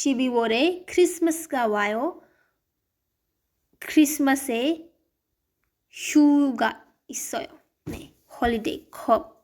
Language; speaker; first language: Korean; non-native, learner; Hindi